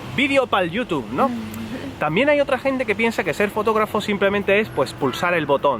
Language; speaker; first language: Spanish; native; Spanish